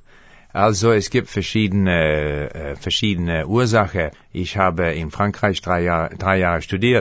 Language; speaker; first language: German; non-native, fluent; English